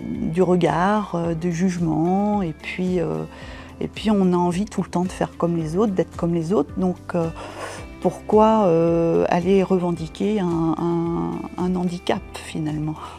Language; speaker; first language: French; native; French